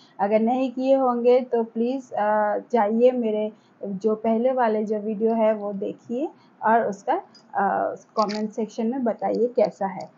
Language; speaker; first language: Hindi; non-native, local second language; Bangla